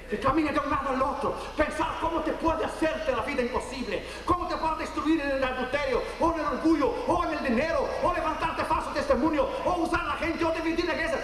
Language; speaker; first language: Spanish; non-native, fluent; Portuguese